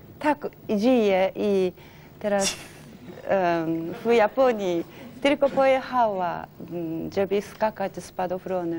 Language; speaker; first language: Polish; non-native, learner; Japanese